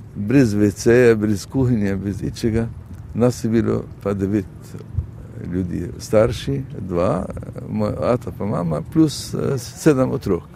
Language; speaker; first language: Slovenian; non-native, fluent; Arabic